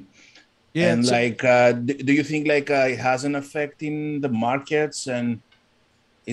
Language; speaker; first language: English; non-native, fluent; Greek